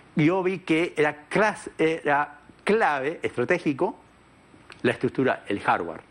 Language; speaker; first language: Spanish; native; Spanish